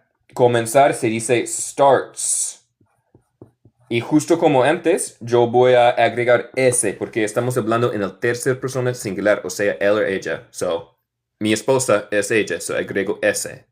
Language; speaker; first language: Spanish; non-native, fluent; English